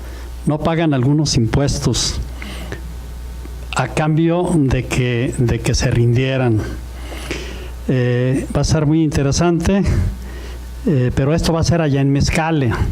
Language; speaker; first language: Spanish; native; Spanish